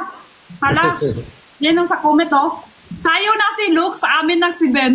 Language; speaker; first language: Filipino; non-native, learner; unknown